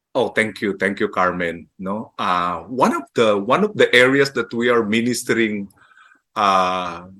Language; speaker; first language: English; non-native, local second language; Filipino